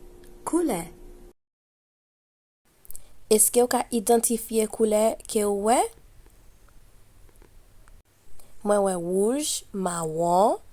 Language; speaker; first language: Haitian Creole; early bilingual, heritage; Haitian Creole